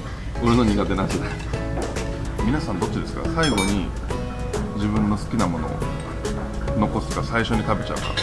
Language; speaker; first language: Japanese; native; Japanese